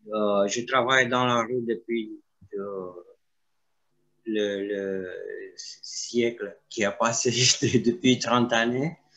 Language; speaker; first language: French; non-native, fluent; Romanian